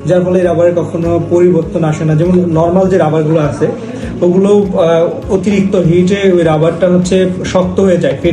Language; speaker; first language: Bangla; native; Bangla